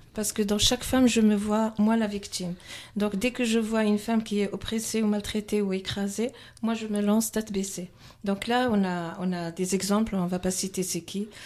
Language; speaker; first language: French; non-native, local second language; Kabyle